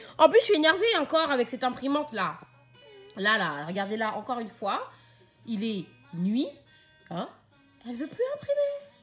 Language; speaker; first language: French; native; French